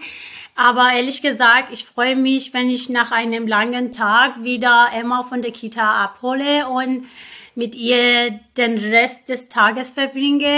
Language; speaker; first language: German; non-native, fluent; Persian